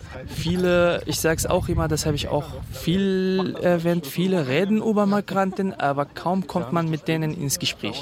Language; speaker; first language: German; non-native, fluent; Kurdish